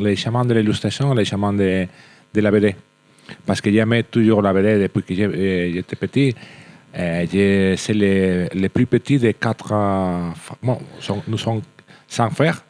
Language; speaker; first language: French; non-native, learner; Spanish